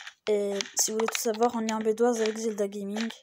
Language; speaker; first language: French; native; French